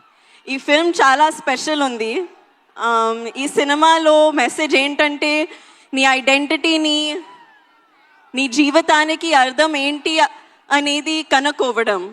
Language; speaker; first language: Telugu; non-native, learner; Hindi